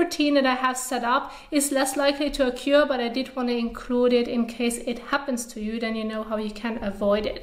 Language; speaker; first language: English; non-native, fluent; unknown